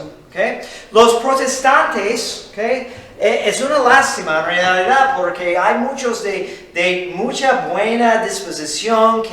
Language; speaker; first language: Spanish; non-native, fluent; English